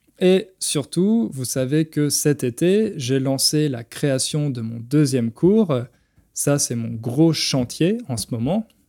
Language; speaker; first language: French; native; French